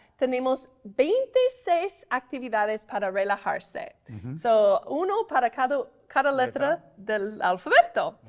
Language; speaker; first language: Spanish; non-native, learner; English